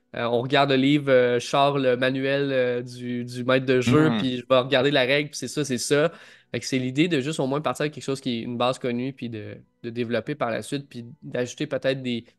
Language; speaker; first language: French; native; French